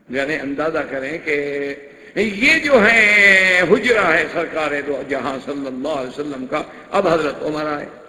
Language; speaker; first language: Urdu; non-native, local second language; Punjabi